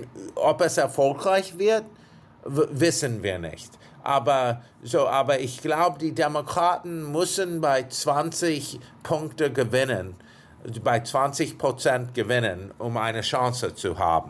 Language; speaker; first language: German; non-native, fluent; English